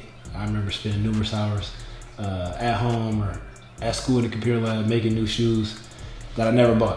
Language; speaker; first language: English; native; English